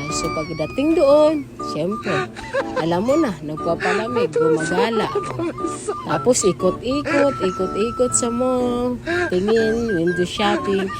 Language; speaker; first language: Filipino; non-native, local second language; Cebuano